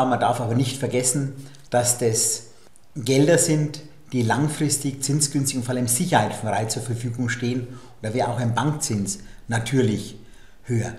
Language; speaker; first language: German; native; German